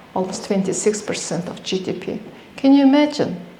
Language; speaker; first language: English; non-native, fluent; Mongolian